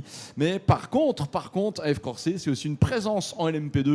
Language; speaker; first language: French; native; French